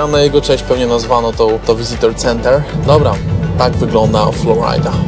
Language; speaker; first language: Polish; native; Polish